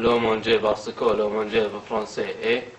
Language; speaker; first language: French; non-native, learner; Arabic